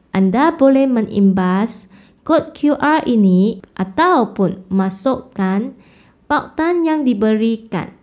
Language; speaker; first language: Malay; non-native, local second language; Chinese